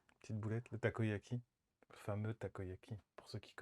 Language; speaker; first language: French; native; French